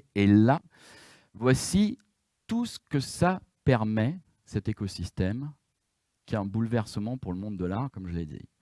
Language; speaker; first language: French; native; French